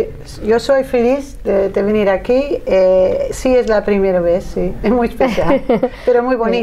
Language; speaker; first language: Spanish; non-native, learner; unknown